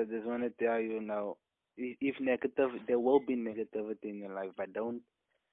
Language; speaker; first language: English; non-native, local second language; Afrikaans